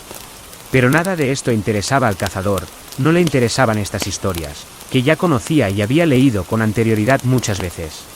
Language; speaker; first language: Spanish; native; Spanish